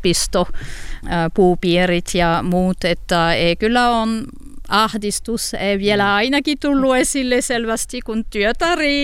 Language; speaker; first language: Finnish; non-native, learner; French